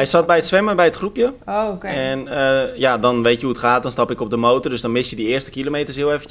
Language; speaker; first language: Dutch; native; Dutch